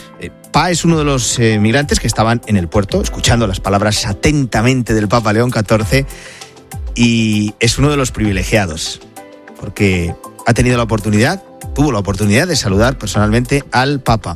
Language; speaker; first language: Spanish; native; Spanish